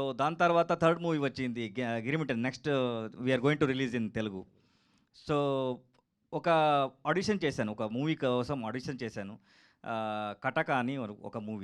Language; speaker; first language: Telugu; non-native, learner; Kannada